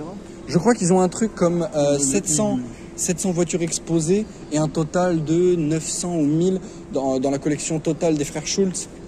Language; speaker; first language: French; native; French